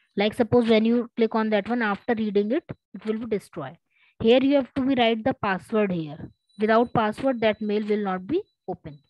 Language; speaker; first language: English; non-native, local second language; Hindi